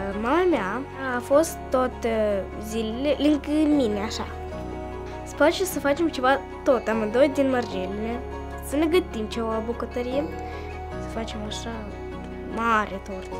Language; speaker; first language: Romanian; early bilingual, other home language; Russian